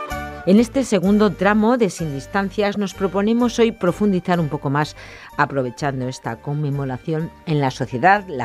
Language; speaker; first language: Spanish; native; Spanish